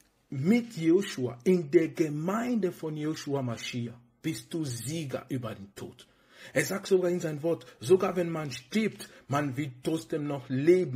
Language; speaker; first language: German; non-native, fluent; French